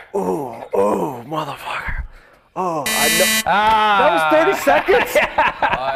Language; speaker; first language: English; native; English